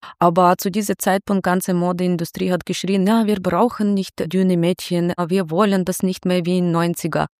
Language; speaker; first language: German; non-native, fluent; Ukrainian